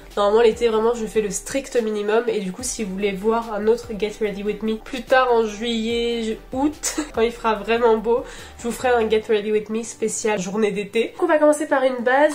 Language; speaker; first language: French; early bilingual, other home language; Portuguese